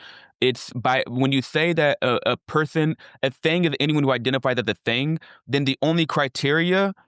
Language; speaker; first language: English; native; English